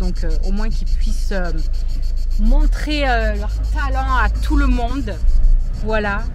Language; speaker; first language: French; native; French